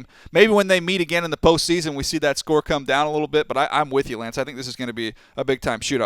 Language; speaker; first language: English; native; English